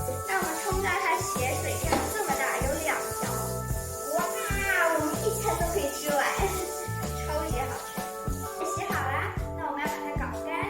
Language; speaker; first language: Chinese; early bilingual, heritage; Chinese